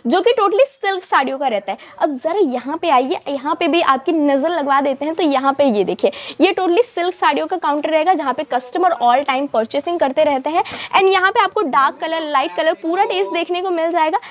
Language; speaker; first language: Hindi; native; Hindi